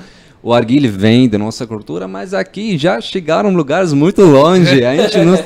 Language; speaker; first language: Portuguese; non-native, fluent; Arabic